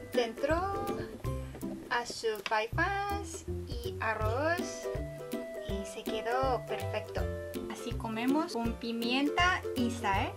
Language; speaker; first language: Spanish; non-native, fluent; Korean